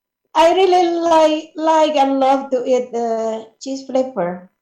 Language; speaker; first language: English; non-native, learner; Indonesian